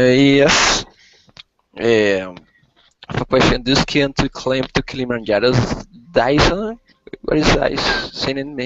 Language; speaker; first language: English; non-native, learner; Spanish